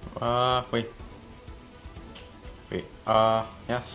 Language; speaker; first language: French; non-native, learner; English